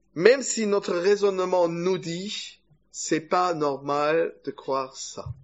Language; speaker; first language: French; non-native, fluent; German